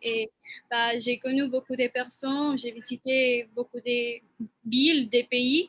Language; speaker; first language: French; non-native, fluent; Spanish